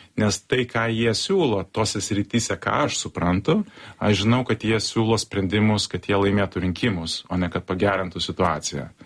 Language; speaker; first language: Lithuanian; early bilingual, heritage; Lithuanian